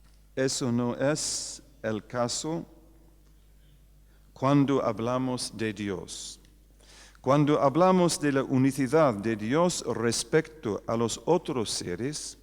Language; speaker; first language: Spanish; non-native, fluent; English